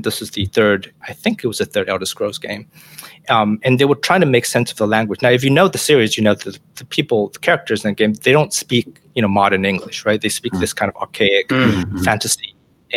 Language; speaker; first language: English; non-native, local second language; Chinese